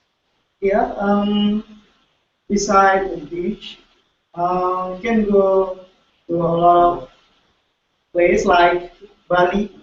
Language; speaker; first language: English; non-native, learner; Indonesian